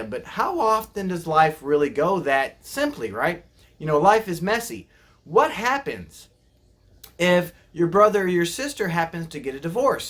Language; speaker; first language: English; native; English